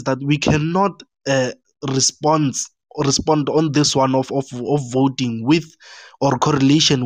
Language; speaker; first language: English; non-native, local second language; Northern Sotho